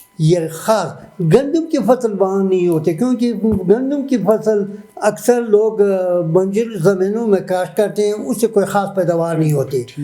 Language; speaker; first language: Urdu; non-native, local second language; Persian